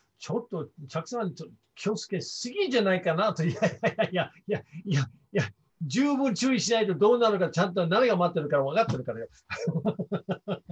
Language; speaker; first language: Japanese; non-native, fluent; English